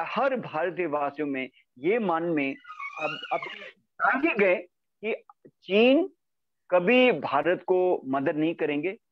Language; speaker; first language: Hindi; native; Hindi